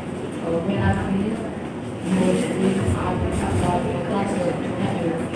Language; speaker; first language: English; non-native, learner; Vietnamese